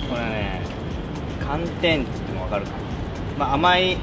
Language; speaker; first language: Vietnamese; non-native, learner; Japanese